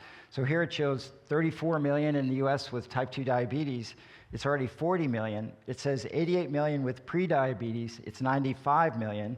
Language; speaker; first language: English; native; English